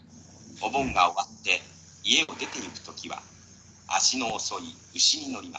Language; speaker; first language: Japanese; non-native, learner; Indonesian